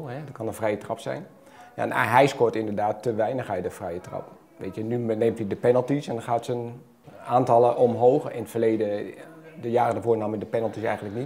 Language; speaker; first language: Dutch; native; Dutch